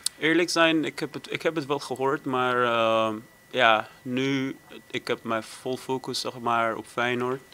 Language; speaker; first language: Dutch; non-native, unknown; Persian